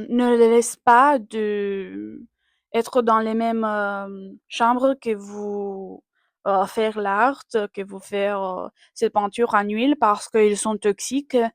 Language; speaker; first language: French; non-native, learner; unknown